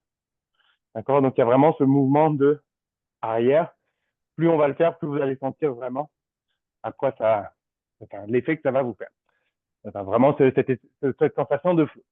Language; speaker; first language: French; native; French